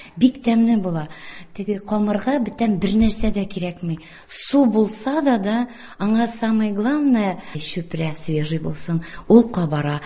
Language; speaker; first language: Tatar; non-native, local second language; Russian